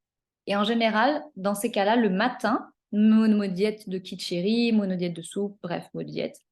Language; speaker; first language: French; native; French